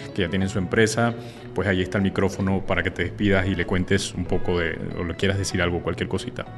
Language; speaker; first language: Spanish; native; Spanish